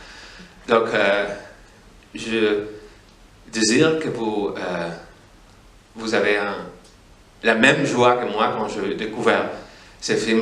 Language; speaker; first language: French; non-native, fluent; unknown